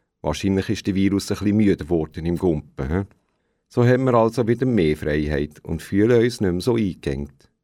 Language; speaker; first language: German; native; German